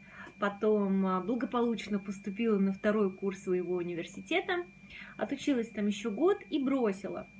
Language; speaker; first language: Russian; native; Russian